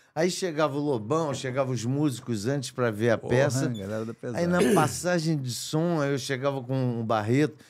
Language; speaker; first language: Portuguese; native; Portuguese